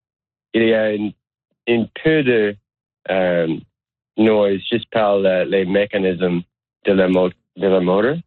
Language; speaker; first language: French; non-native, learner; English